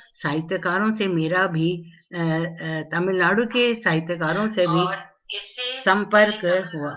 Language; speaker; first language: Hindi; non-native, local second language; Tamil